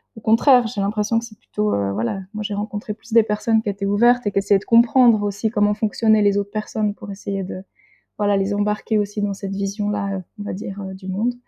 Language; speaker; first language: French; native; French